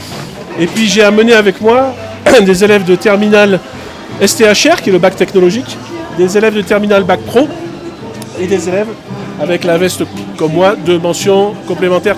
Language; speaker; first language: French; native; French